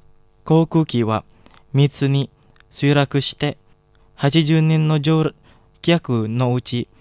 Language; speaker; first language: Japanese; non-native, fluent; Indonesian